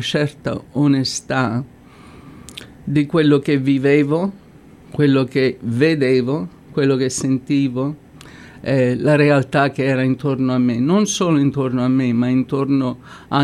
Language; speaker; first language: Italian; native; Italian